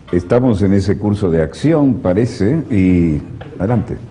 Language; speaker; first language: Spanish; native; Spanish